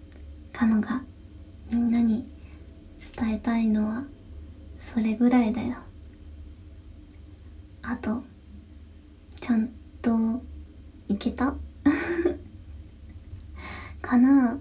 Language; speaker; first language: Japanese; native; Japanese